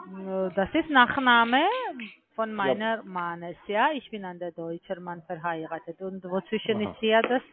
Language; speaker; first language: German; non-native, learner; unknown